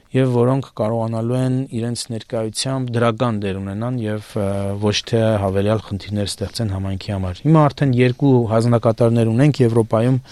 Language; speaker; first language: Armenian; native; Armenian